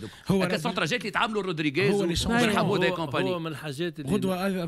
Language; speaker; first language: Arabic; native; Arabic